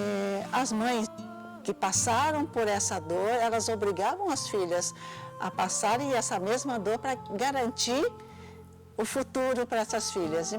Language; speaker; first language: Portuguese; early bilingual, other home language; Cantonese